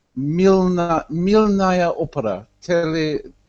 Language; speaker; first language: Russian; non-native, learner; English